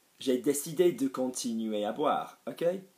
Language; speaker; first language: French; non-native, fluent; English